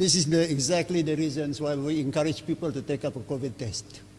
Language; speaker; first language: English; non-native, local second language; Malay